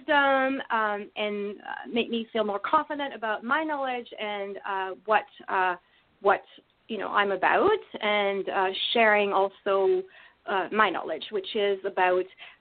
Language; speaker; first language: English; non-native, fluent; French